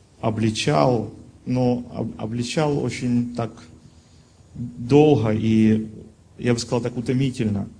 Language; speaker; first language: Russian; native; Russian